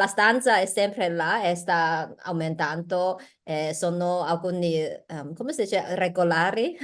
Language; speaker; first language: Italian; non-native, learner; Chinese